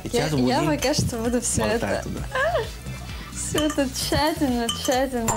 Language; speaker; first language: Russian; native; Russian